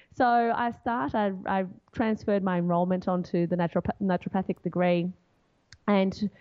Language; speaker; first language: English; non-native, fluent; Portuguese